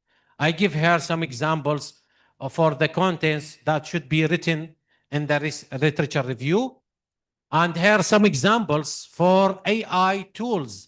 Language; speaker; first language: English; non-native, fluent; Arabic